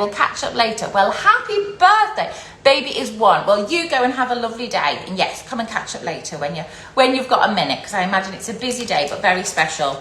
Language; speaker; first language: English; native; English